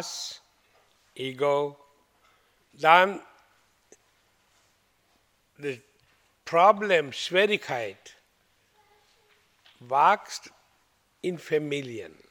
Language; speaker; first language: German; non-native, learner; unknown